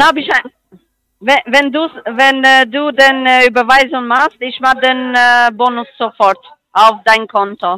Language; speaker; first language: German; non-native, learner; Spanish